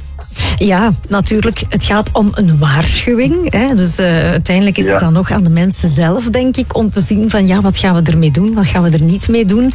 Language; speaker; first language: Dutch; native; Dutch